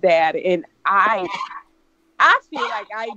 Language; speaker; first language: English; early bilingual, other home language; Spanish